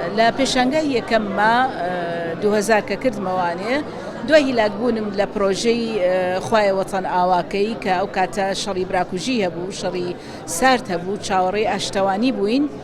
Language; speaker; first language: Central Kurdish; native; Central Kurdish